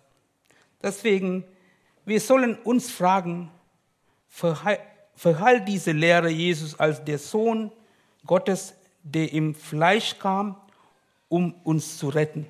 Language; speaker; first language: German; non-native, learner; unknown